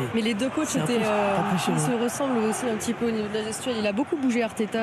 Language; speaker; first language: French; native; French